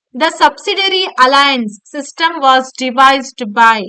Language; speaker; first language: English; non-native, local second language; Kannada